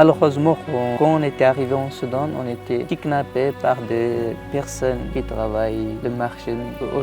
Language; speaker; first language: French; non-native, learner; Tigrinya